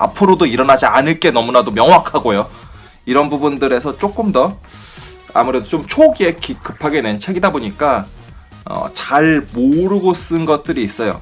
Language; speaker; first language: Korean; native; Korean